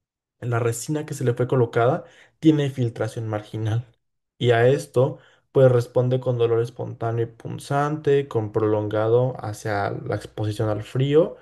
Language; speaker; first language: Spanish; native; Spanish